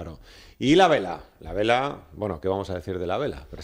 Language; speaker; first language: Spanish; native; Spanish